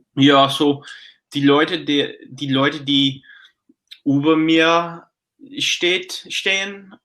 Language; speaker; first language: German; non-native, learner; English